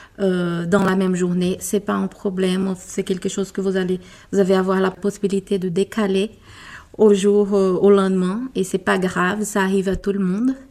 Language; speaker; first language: French; non-native, fluent; Portuguese